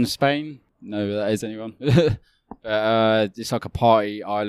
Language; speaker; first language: English; native; English